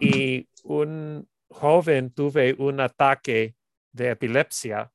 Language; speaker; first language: Spanish; non-native, learner; English